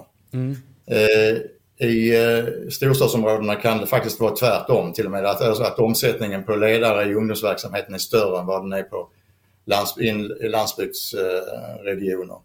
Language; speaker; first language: Swedish; native; Swedish